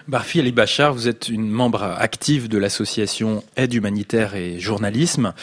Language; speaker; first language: French; native; French